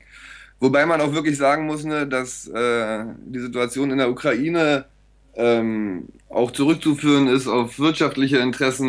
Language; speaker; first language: German; native; German